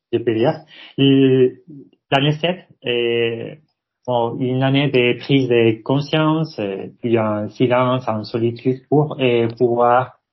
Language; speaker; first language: French; non-native, fluent; Spanish